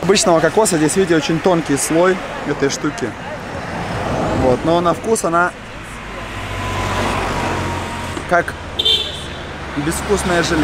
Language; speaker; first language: Russian; native; Russian